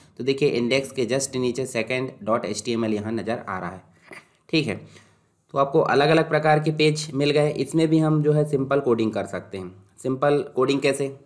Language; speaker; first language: Hindi; native; Hindi